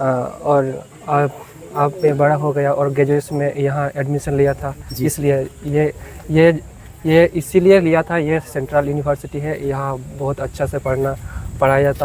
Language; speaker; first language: Hindi; non-native, local second language; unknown